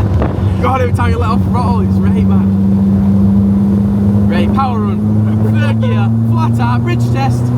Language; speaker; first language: English; native; English